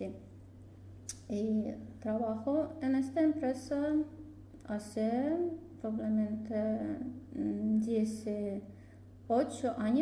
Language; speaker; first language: Spanish; non-native, learner; Russian